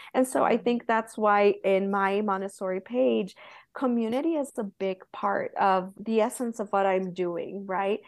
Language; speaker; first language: English; early bilingual, other home language; Spanish